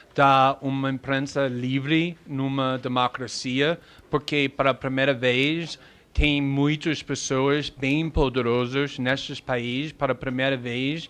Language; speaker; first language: Portuguese; non-native, fluent; English